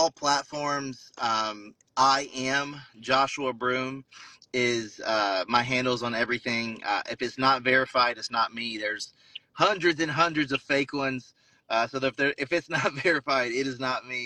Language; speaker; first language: English; native; English